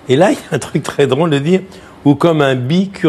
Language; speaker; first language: French; native; French